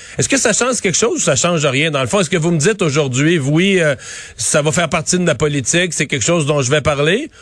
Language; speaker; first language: French; native; French